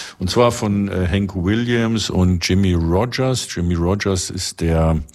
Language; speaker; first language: German; native; German